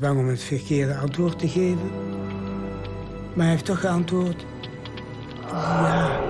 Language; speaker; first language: Dutch; early bilingual, other home language; Yiddish